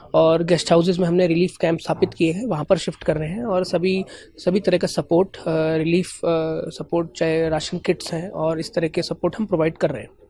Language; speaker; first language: Hindi; native; Hindi